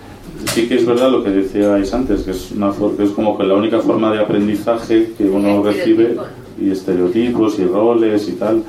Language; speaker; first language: Spanish; native; Spanish